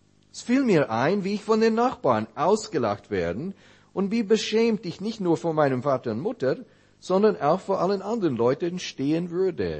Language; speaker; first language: German; non-native, fluent; English